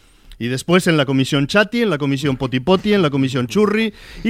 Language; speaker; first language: Spanish; native; Spanish